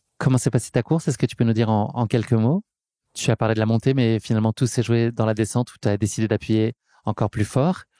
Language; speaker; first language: French; native; French